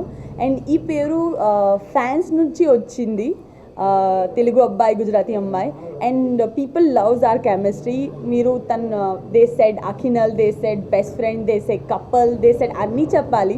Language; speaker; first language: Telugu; non-native, learner; Gujarati